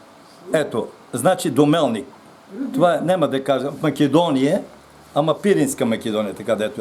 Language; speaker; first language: Bulgarian; native; Bulgarian